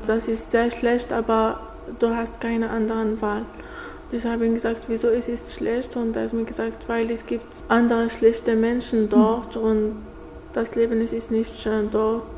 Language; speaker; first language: German; non-native, learner; Arabic